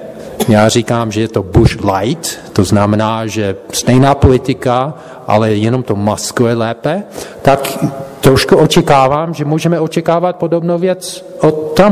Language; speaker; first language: Czech; non-native, fluent; English